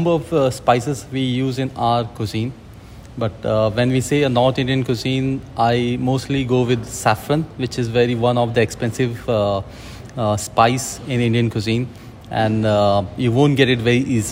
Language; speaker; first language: English; non-native, local second language; Hindi